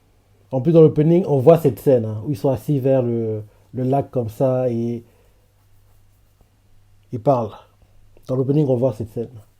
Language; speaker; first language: French; native; French